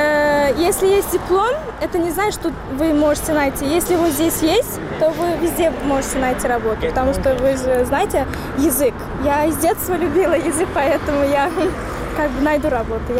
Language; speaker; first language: Russian; non-native, local second language; Tajik